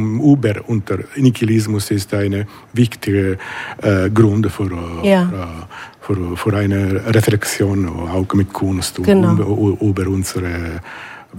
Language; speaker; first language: German; non-native, learner; Italian